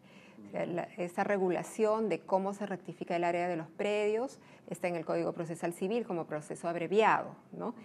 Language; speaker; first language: Spanish; native; Spanish